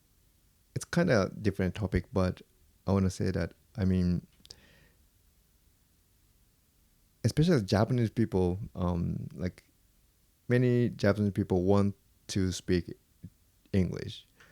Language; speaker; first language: English; non-native, fluent; Japanese